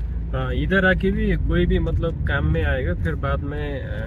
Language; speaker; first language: Hindi; non-native, learner; Nepali